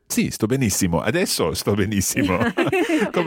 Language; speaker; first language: Italian; non-native, fluent; English